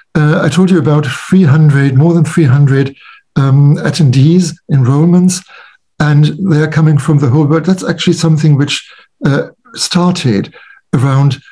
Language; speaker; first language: English; non-native, fluent; German